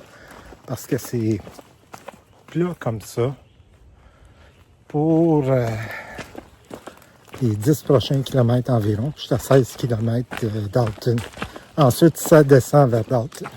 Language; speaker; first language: French; native; French